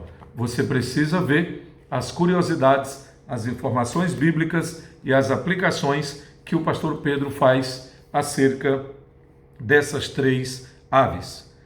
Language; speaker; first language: Portuguese; native; Portuguese